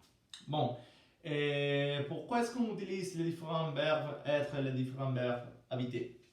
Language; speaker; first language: French; non-native, fluent; Spanish